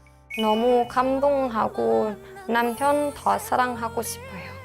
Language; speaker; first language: Korean; non-native, learner; Vietnamese